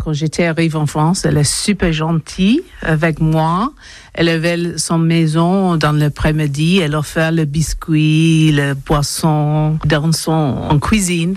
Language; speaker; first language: French; non-native, learner; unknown